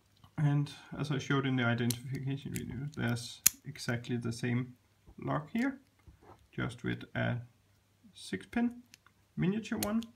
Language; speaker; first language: English; non-native, fluent; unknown